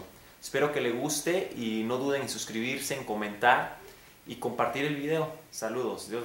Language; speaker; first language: Spanish; native; Spanish